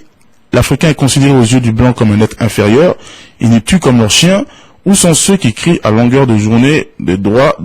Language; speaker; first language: French; non-native, local second language; Bambara